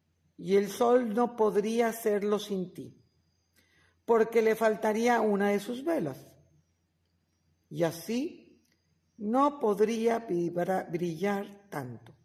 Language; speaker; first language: Spanish; native; Spanish